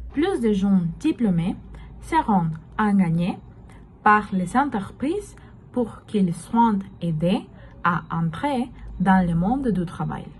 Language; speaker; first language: French; non-native, learner; Spanish